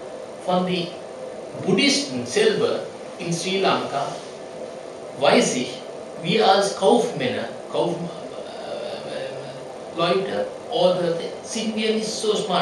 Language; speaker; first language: German; non-native, learner; Sinhala